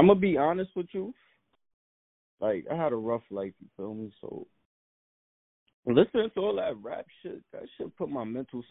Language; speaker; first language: English; native; English